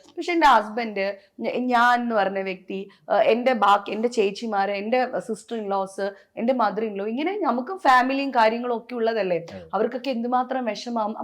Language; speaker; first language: Malayalam; native; Malayalam